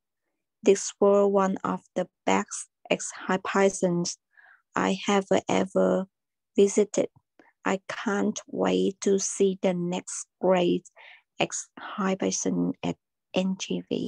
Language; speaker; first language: English; non-native, learner; Vietnamese